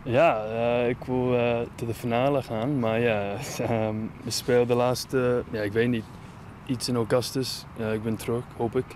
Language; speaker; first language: Dutch; non-native, learner; English